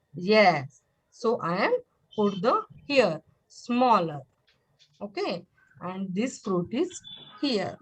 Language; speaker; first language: English; non-native, learner; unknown